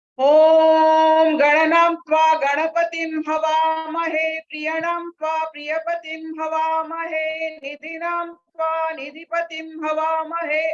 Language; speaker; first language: Hindi; non-native, local second language; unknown